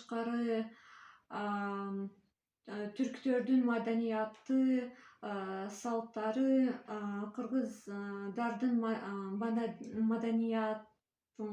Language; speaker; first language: Kyrgyz; non-native, learner; Russian